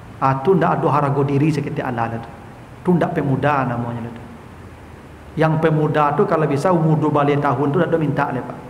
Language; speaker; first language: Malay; non-native, local second language; Minangkabau